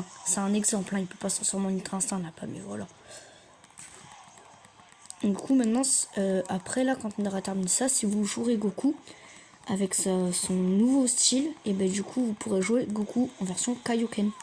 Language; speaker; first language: French; native; French